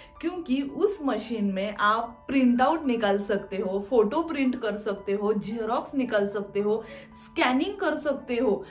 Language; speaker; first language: Hindi; non-native, local second language; Marathi